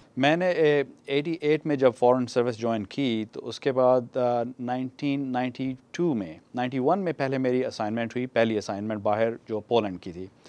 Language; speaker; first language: Urdu; non-native, local second language; Punjabi